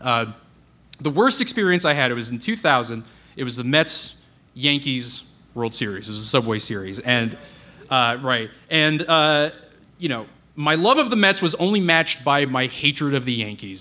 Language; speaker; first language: English; native; English